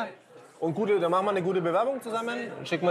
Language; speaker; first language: German; native; German